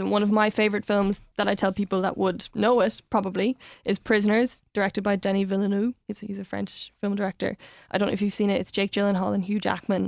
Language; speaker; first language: English; native; English